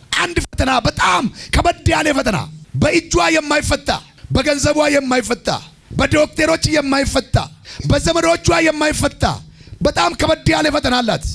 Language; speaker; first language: Amharic; non-native, local second language; Oromo